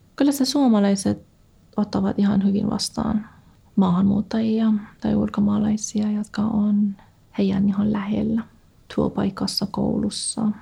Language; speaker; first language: Finnish; non-native, fluent; Persian